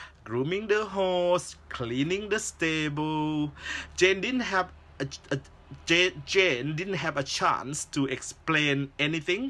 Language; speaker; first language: English; non-native, fluent; Thai